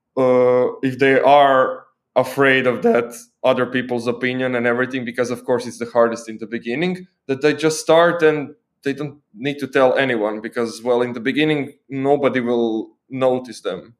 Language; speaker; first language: English; non-native, fluent; Croatian